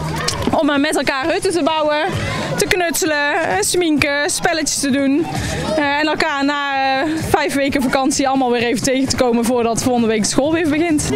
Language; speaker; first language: Dutch; native; Dutch